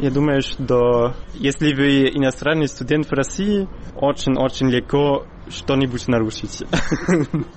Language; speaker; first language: Russian; non-native, fluent; German